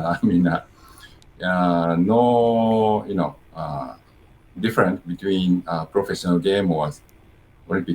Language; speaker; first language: English; non-native, learner; Japanese